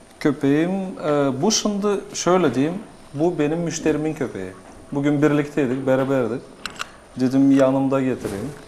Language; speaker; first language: Turkish; non-native, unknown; Russian